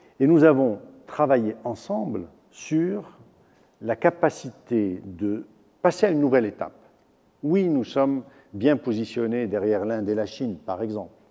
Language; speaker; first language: French; non-native, local second language; Arabic